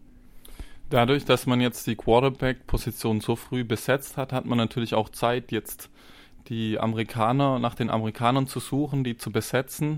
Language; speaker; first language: German; native; German